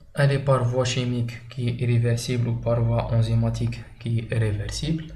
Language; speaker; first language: French; non-native, local second language; Arabic